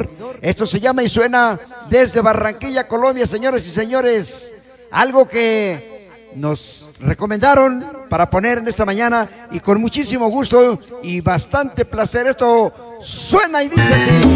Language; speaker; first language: Spanish; native; Spanish